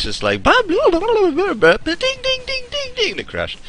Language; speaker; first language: English; native; English